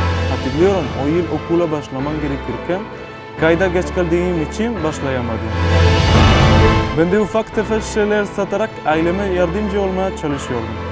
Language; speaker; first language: Turkish; non-native, fluent; Spanish